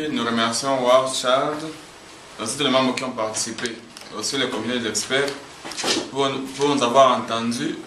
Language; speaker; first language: French; non-native, local second language; Swahili